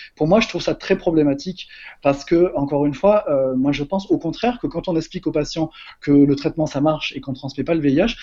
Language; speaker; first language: French; native; French